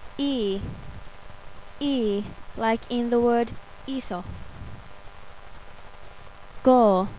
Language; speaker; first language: English; non-native, fluent; Finnish